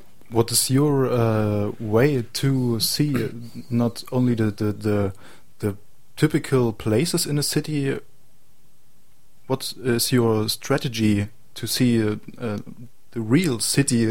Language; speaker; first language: English; non-native, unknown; German